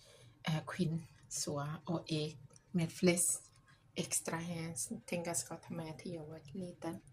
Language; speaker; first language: Swedish; non-native, learner; Thai